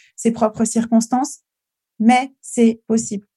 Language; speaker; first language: French; native; French